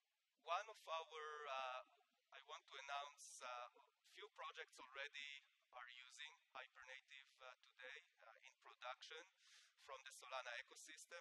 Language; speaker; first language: English; non-native, fluent; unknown